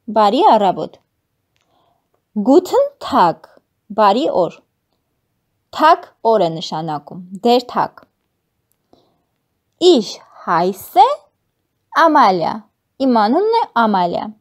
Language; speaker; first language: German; non-native, fluent; Armenian